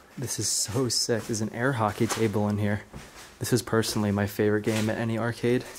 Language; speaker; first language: English; native; English